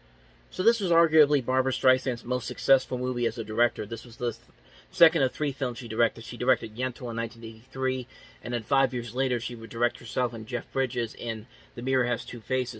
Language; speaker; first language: English; native; English